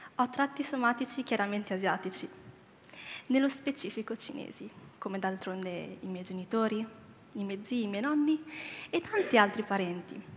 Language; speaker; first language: Italian; early bilingual, other home language; Chinese